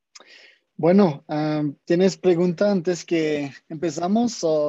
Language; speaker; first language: Spanish; non-native, fluent; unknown